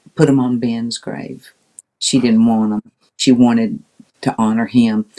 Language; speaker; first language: English; native; English